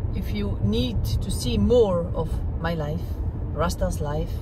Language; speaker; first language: English; non-native, fluent; German